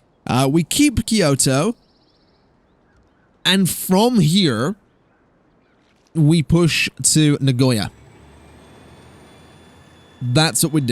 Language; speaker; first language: English; native; English